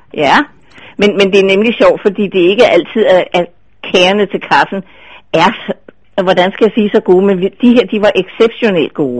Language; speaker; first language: Danish; native; Danish